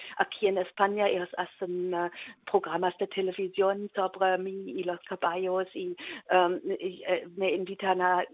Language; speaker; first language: Spanish; non-native, learner; German